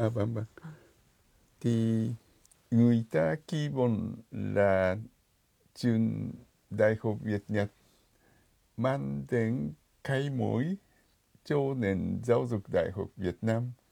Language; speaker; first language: Vietnamese; non-native, fluent; Japanese